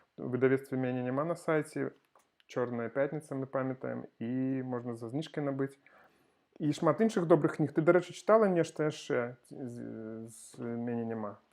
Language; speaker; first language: Belarusian; non-native, local second language; Russian